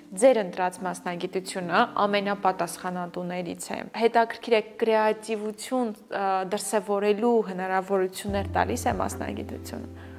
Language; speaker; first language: Armenian; native; Armenian